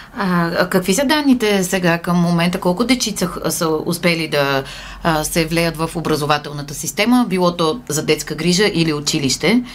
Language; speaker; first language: Bulgarian; native; Bulgarian